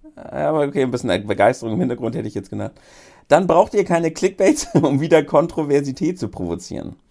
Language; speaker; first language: German; native; German